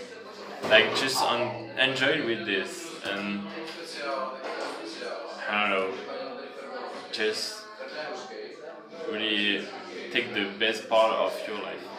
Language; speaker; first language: English; non-native, fluent; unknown